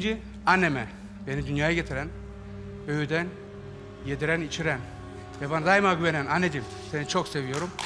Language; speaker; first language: Turkish; native; Turkish